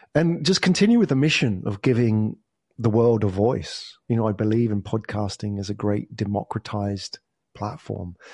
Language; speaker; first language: English; native; English